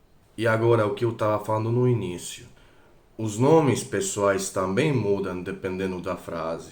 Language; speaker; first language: Portuguese; non-native, fluent; Croatian